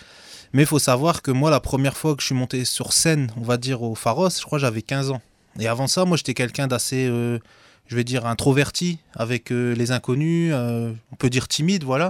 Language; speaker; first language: French; native; French